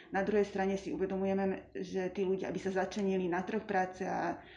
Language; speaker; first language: Slovak; non-native, local second language; Hungarian